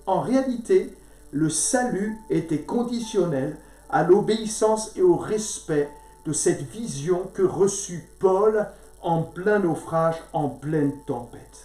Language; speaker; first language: French; native; French